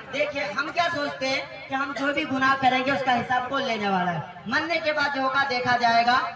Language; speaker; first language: Urdu; non-native, local second language; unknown